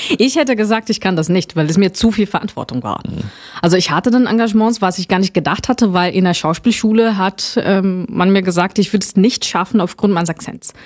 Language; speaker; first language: German; non-native, fluent; Portuguese